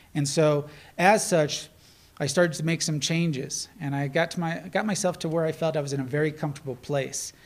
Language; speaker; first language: English; native; English